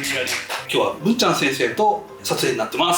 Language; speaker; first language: Japanese; native; Japanese